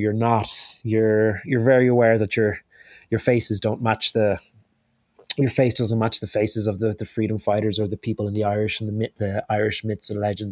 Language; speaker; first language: English; native; English